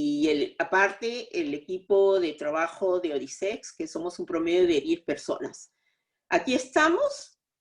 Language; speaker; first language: Spanish; native; Spanish